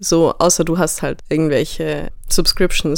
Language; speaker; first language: German; native; German